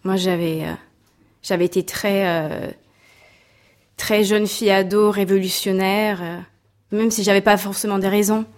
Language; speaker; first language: French; non-native, fluent; Swedish